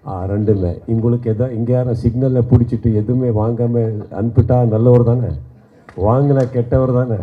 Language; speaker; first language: Tamil; non-native, local second language; Kannada